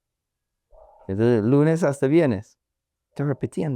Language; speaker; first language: Spanish; non-native, learner; English